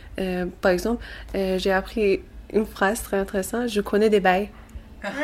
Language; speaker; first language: French; non-native, learner; Persian